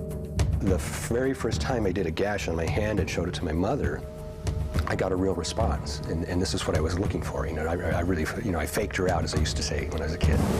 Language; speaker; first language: English; native; English